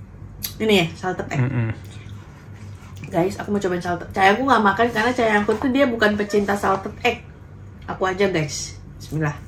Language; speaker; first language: Indonesian; native; Indonesian